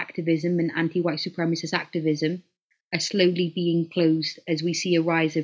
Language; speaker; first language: English; native; English